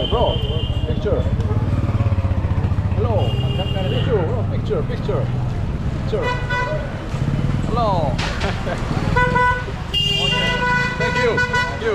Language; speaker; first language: English; non-native, learner; Arabic